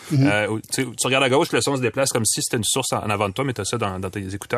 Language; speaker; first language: French; native; French